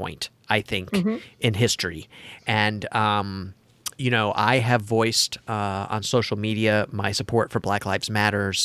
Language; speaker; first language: English; native; English